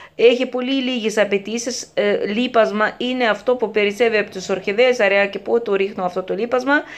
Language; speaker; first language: Greek; non-native, fluent; Russian